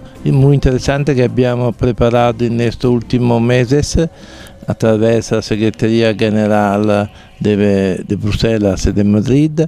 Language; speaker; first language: Spanish; non-native, fluent; Italian